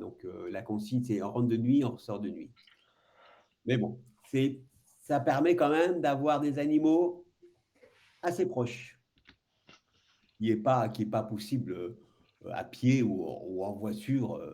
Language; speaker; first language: French; native; French